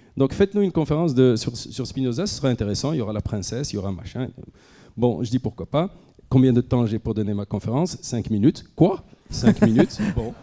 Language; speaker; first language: French; non-native, local second language; Arabic